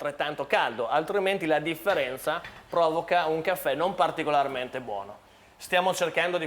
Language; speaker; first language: Italian; native; Italian